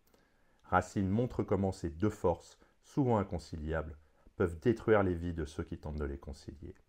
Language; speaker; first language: French; native; French